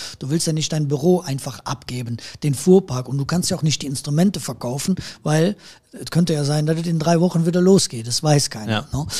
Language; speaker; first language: German; native; German